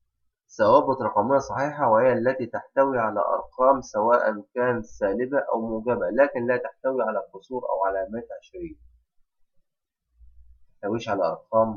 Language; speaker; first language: Arabic; native; Arabic